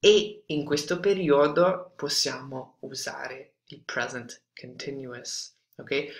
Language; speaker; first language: Italian; non-native, fluent; English